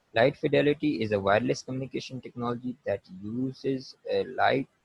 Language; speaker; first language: English; non-native, local second language; Urdu